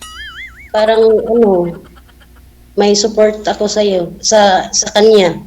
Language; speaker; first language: Filipino; non-native, local second language; Cebuano